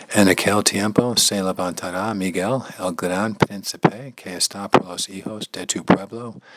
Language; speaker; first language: Spanish; non-native, learner; English